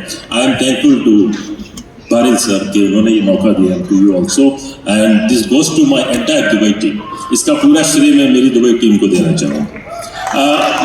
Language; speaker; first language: Hindi; native; Hindi